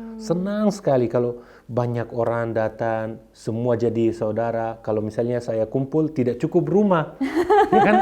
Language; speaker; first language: Indonesian; non-native, fluent; Arabic